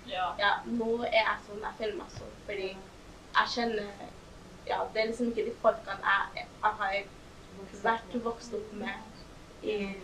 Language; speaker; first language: Norwegian; early bilingual, other home language; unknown